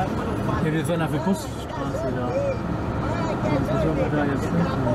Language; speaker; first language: German; native; German